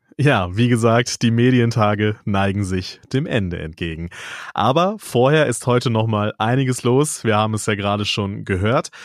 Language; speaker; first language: German; native; German